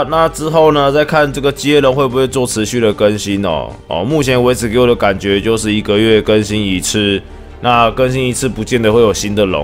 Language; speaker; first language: Chinese; native; Chinese